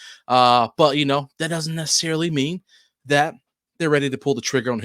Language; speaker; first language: English; native; English